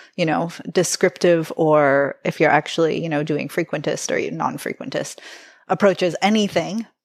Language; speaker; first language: English; native; English